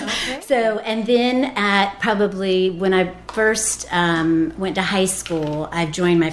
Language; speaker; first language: English; native; English